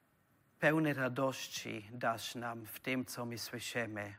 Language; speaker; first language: Polish; non-native, learner; German